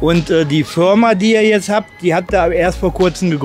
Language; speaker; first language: German; native; German